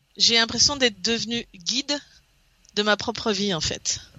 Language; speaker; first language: French; native; French